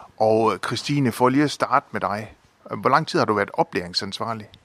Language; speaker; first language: Danish; native; Danish